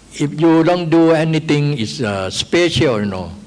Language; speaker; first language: English; non-native, learner; Thai